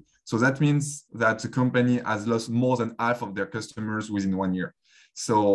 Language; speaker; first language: English; non-native, fluent; French